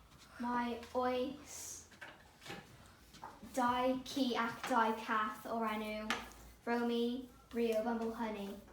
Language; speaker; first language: Welsh; non-native, learner; English